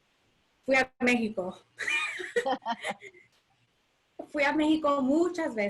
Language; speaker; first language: Spanish; early bilingual, heritage; English